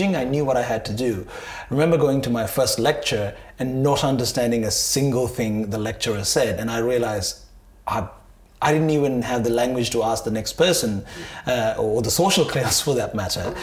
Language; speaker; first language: English; non-native, local second language; Sinhala